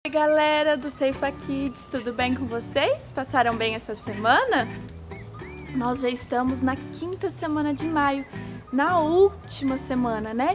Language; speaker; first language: Portuguese; native; Portuguese